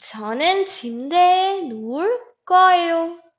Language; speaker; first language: Korean; non-native, fluent; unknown